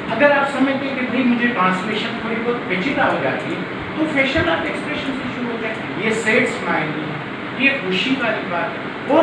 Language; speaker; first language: Urdu; non-native, local second language; Sindhi